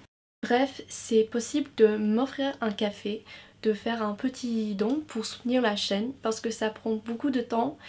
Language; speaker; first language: French; non-native, fluent; English